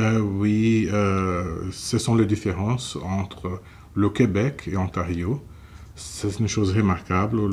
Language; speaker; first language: French; non-native, fluent; Portuguese